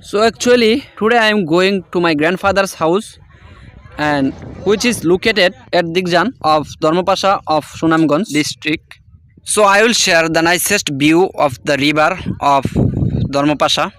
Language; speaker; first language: English; non-native, local second language; Bangla